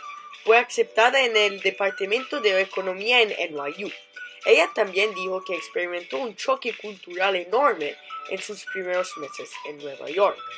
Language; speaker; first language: Spanish; non-native, fluent; English